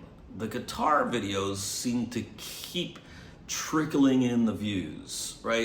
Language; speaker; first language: English; native; English